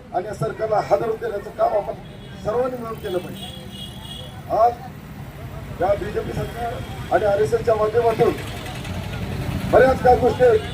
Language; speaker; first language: Marathi; non-native, local second language; Urdu